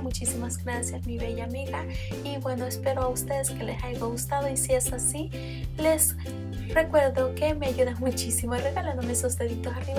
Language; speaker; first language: Spanish; native; Spanish